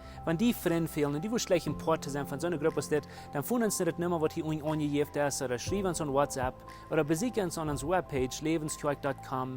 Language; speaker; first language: German; non-native, learner; Plautdietsch